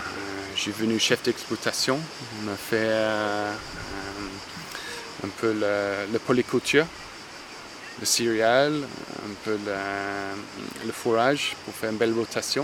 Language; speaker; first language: French; non-native, fluent; English